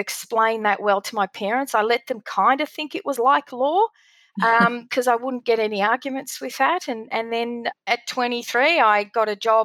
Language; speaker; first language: English; early bilingual, other home language; Greek